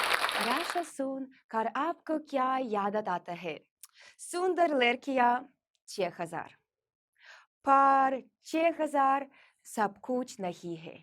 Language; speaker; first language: Hindi; non-native, learner; Russian